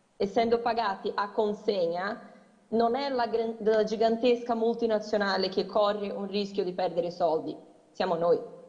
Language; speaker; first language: Italian; non-native, fluent; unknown